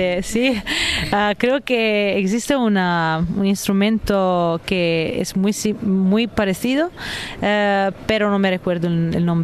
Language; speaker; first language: Spanish; non-native, fluent; Italian